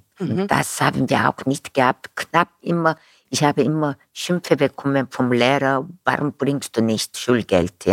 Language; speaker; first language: German; non-native, fluent; Korean